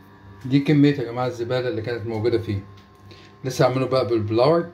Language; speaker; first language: Arabic; native; Arabic